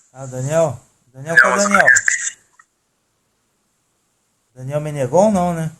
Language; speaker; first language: Portuguese; native; Portuguese